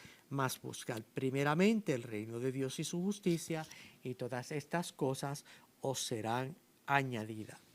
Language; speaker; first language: Spanish; native; Spanish